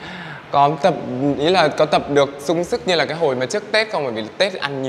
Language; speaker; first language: Vietnamese; native; Vietnamese